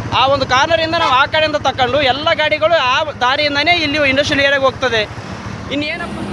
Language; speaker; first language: Kannada; native; Kannada